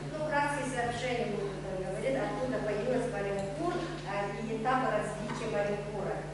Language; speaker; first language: Russian; non-native, fluent; Mongolian